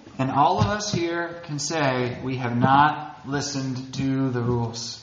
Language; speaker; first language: English; native; English